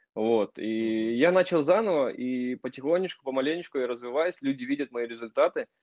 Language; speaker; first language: Russian; native; Russian